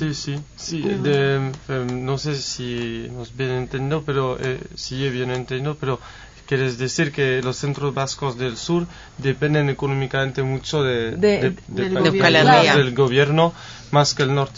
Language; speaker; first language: Spanish; non-native, fluent; French